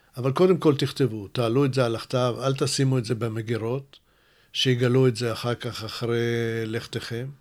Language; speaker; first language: Hebrew; early bilingual, other home language; Russian